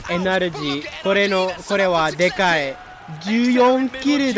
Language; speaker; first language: Japanese; non-native, learner; Filipino